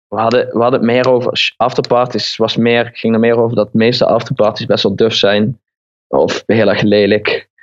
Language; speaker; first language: Dutch; native; Dutch